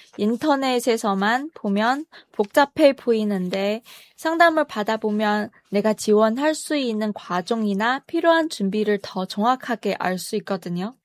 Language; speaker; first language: Korean; non-native, fluent; Chinese